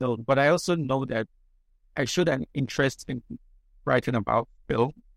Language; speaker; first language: English; non-native, local second language; Igbo